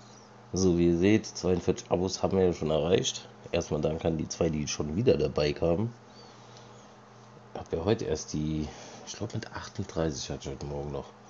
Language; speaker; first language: German; native; German